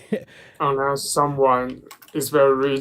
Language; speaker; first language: English; non-native, learner; Chinese